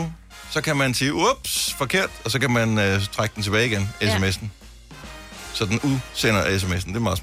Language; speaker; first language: Danish; native; Danish